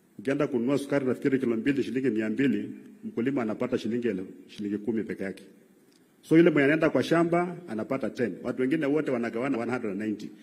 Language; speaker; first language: Swahili; non-native, local second language; Luyia